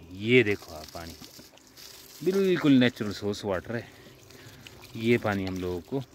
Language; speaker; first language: Hindi; native; Hindi